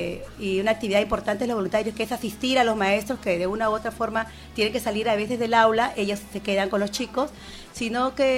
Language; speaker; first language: Spanish; native; Spanish